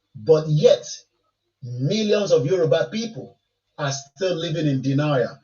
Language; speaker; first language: English; non-native, local second language; Yoruba